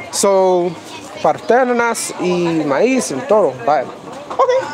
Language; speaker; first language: Spanish; non-native, learner; English